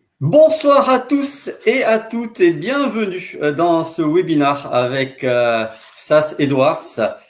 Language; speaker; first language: French; native; French